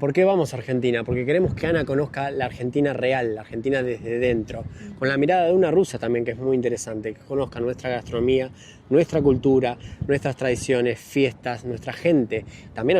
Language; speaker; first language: Spanish; native; Spanish